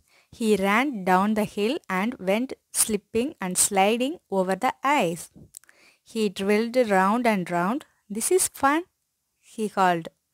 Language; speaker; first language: English; non-native, local second language; Tamil